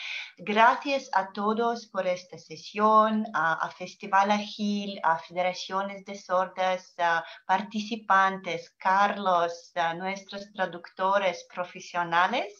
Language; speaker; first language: Spanish; non-native, learner; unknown